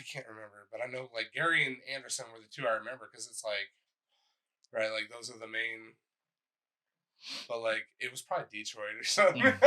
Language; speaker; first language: English; native; English